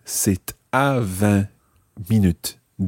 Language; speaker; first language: French; non-native, fluent; English